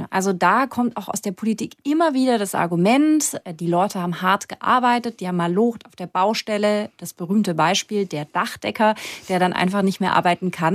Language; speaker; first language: German; native; German